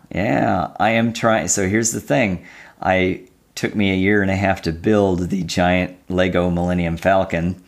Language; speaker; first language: English; native; English